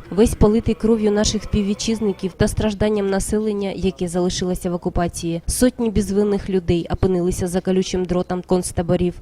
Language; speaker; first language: Ukrainian; native; Ukrainian